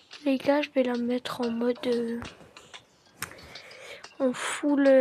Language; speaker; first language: French; native; French